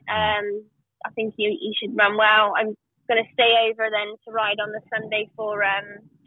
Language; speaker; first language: English; native; English